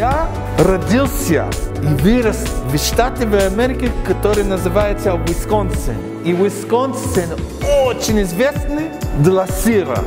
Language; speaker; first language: Russian; non-native, learner; English